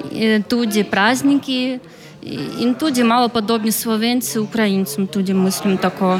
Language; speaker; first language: Slovenian; non-native, learner; Ukrainian